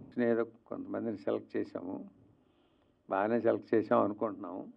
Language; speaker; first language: Telugu; native; Telugu